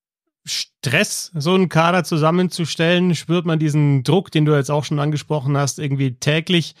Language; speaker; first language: German; native; German